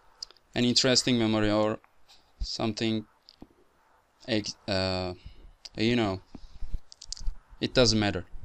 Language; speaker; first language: English; non-native, fluent; Turkish